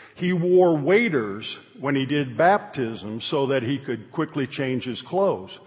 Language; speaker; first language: English; native; English